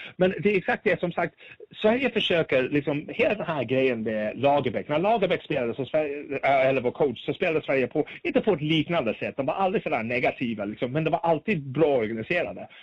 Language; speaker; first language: Swedish; native; Swedish